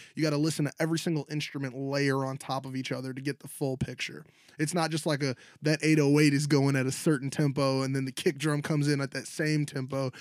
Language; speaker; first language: English; native; English